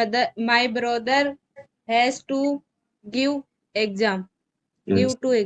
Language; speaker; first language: English; non-native, learner; Hindi